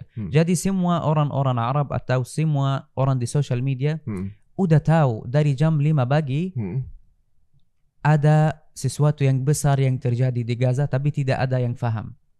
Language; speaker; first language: Indonesian; non-native, fluent; Arabic